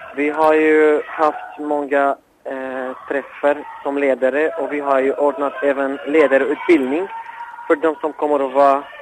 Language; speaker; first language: Swedish; non-native, fluent; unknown